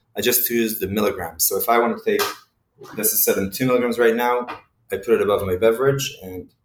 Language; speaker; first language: English; non-native, fluent; Hebrew